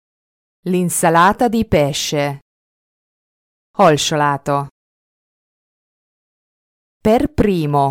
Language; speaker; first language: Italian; non-native, fluent; Hungarian